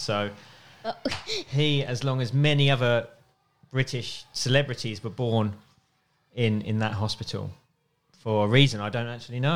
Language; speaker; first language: English; native; English